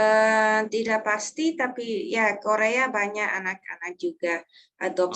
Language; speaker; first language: Indonesian; non-native, learner; Dutch